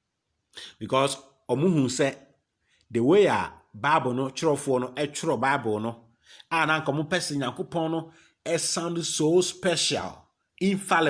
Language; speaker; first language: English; non-native, local second language; Akan